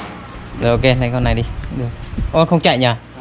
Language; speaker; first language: Vietnamese; native; Vietnamese